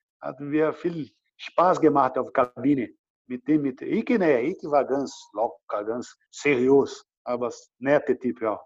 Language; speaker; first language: German; non-native, learner; Portuguese